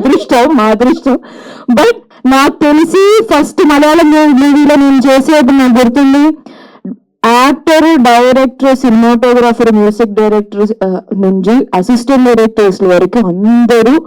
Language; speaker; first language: Telugu; non-native, local second language; Malayalam